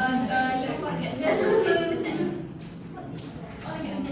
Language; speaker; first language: English; non-native, fluent; Indonesian